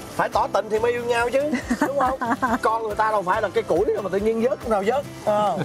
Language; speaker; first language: Vietnamese; native; Vietnamese